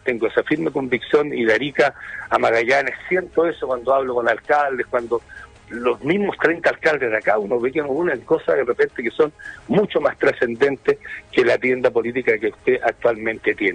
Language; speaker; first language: Spanish; native; Spanish